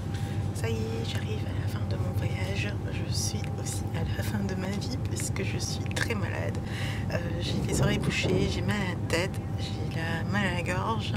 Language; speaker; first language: French; native; French